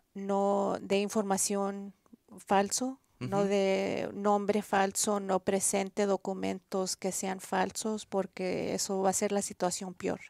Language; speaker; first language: Spanish; early bilingual, heritage; Spanish